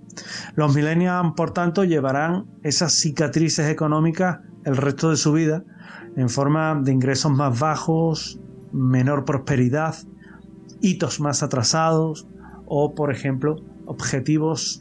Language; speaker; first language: Spanish; native; Spanish